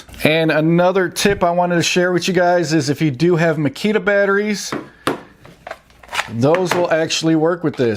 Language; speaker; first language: English; native; English